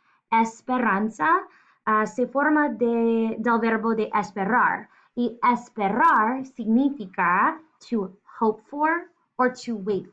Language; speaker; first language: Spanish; non-native, fluent; English